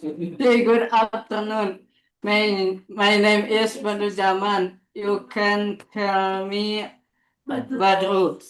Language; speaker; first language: English; non-native, learner; Indonesian